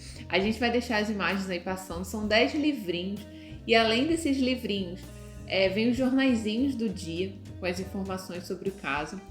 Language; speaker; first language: Portuguese; native; Portuguese